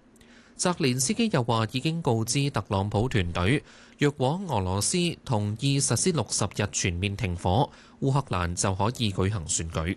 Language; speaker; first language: Chinese; non-native, local second language; Cantonese